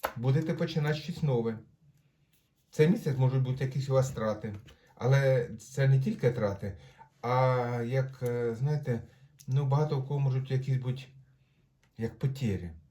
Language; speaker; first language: Ukrainian; non-native, local second language; Russian